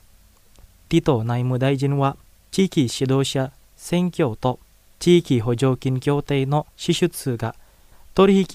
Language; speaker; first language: Japanese; non-native, fluent; Indonesian